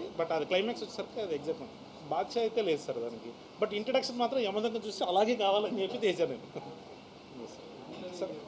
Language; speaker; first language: Telugu; native; Telugu